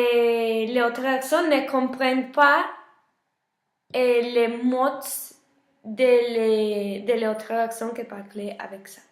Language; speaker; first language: French; non-native, learner; Spanish